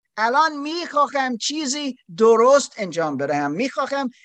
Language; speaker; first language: Persian; non-native, learner; German